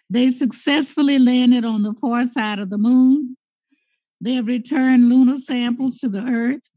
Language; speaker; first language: English; native; English